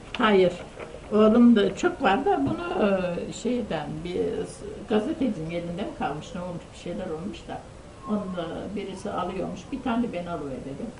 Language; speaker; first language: Turkish; native; Turkish